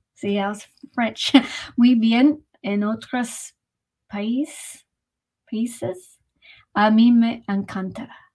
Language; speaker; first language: Spanish; non-native, learner; English